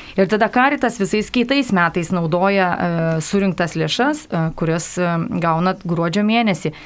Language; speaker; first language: Lithuanian; native; Lithuanian